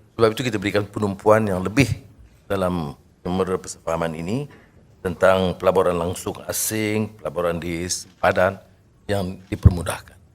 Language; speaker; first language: Malay; native; Malay